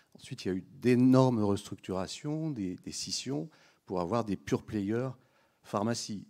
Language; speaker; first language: French; native; French